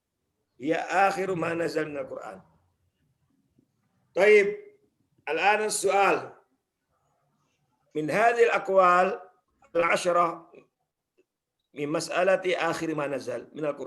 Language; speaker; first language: Arabic; non-native, fluent; Indonesian